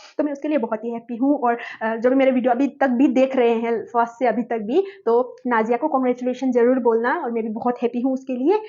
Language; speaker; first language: Hindi; non-native, local second language; Nepali